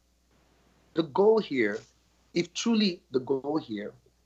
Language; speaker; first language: English; non-native, local second language; Yoruba